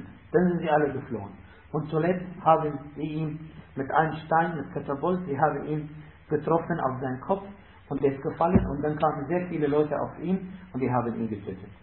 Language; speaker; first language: German; non-native, fluent; Arabic